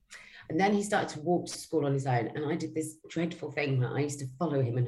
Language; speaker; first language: English; native; English